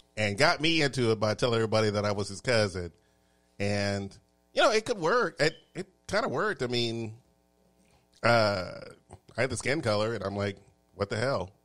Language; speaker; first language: English; native; English